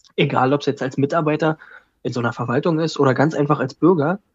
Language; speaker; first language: German; native; German